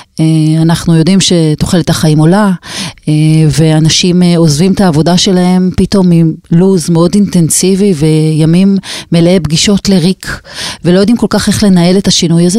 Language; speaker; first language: Hebrew; native; Hebrew